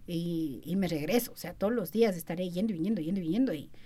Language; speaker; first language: Spanish; early bilingual, other home language; English